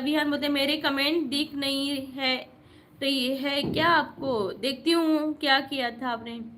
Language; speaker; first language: Hindi; non-native, local second language; Marathi